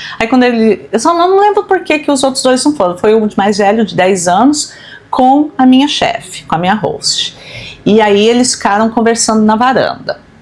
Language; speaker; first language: Portuguese; native; Portuguese